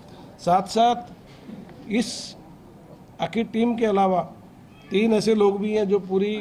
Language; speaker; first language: Hindi; non-native, local second language; Gujarati